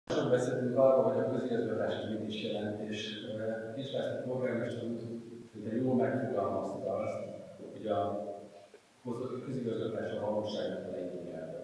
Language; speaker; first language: Hungarian; native; Hungarian